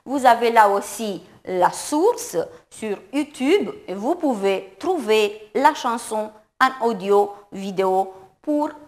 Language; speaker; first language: French; non-native, fluent; Romanian